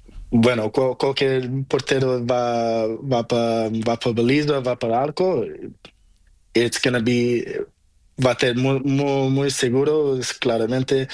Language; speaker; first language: Spanish; non-native, learner; Portuguese